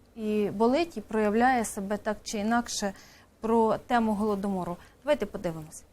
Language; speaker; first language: Ukrainian; native; Ukrainian